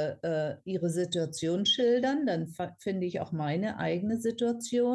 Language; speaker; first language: German; non-native, fluent; English